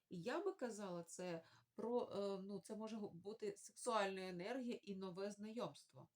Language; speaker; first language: Ukrainian; non-native, local second language; Russian